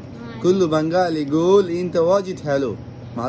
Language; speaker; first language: Arabic; non-native, learner; Bangla